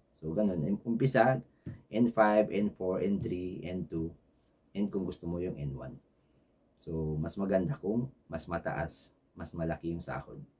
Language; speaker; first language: Filipino; native; Filipino